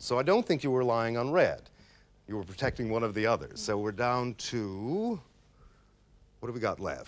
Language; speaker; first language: English; native; English